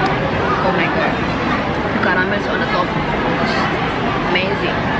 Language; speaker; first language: English; non-native, learner; Indonesian